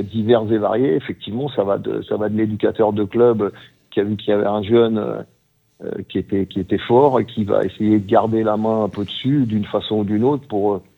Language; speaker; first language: French; native; French